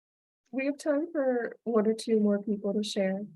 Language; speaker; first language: English; native; English